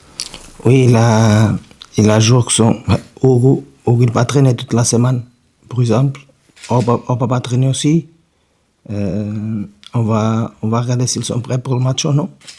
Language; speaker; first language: French; non-native, learner; Portuguese